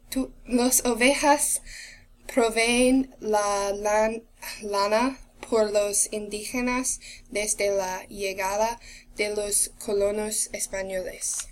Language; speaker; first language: Spanish; non-native, learner; English